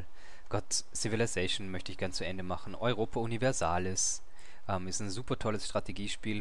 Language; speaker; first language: German; native; German